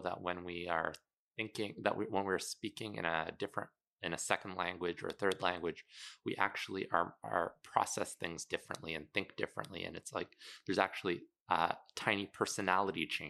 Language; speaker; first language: English; native; English